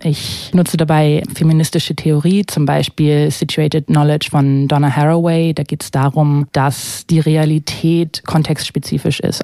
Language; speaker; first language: German; native; German